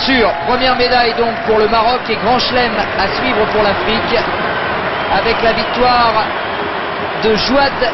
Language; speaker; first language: French; native; French